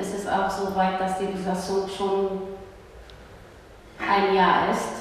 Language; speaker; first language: German; early bilingual, other home language; Kurdish